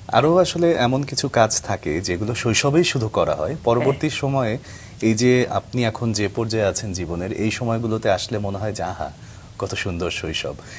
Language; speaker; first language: Bangla; native; Bangla